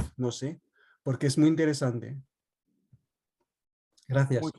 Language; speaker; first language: Spanish; non-native, learner; French